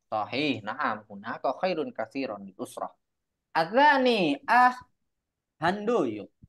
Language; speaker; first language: Arabic; non-native, fluent; Indonesian